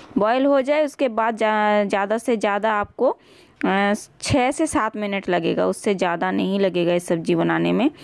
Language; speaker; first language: Hindi; non-native, local second language; Bangla